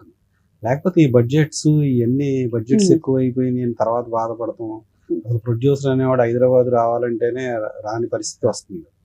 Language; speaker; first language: Telugu; native; Telugu